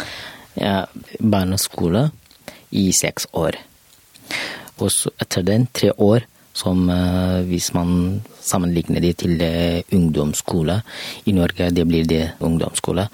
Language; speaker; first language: Norwegian; non-native, learner; Kurdish